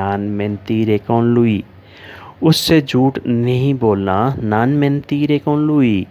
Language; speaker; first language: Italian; non-native, learner; Urdu